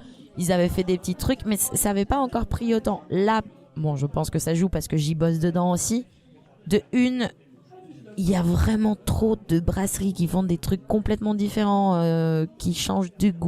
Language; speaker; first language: French; non-native, fluent; Spanish